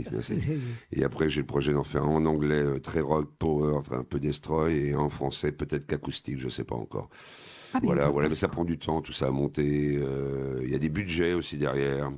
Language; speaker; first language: French; native; French